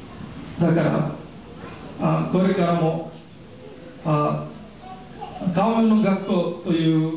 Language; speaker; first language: Japanese; non-native, fluent; Marathi